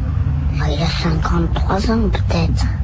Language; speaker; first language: French; early bilingual, other home language; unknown